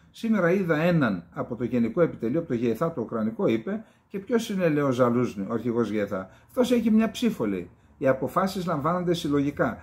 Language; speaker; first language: Greek; native; Greek